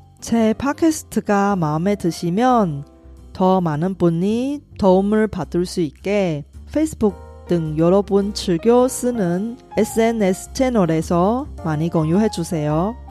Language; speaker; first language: Korean; non-native, fluent; Chinese